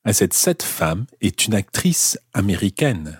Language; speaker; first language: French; non-native, fluent; English